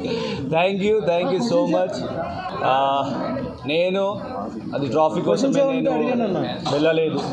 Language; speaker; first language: Telugu; non-native, local second language; Hindi